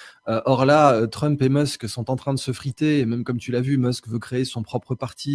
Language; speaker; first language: French; native; French